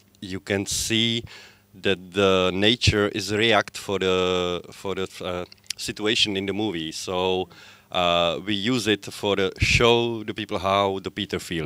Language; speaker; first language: English; non-native, fluent; Czech